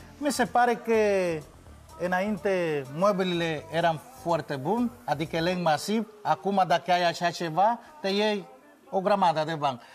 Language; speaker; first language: Romanian; non-native, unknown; Spanish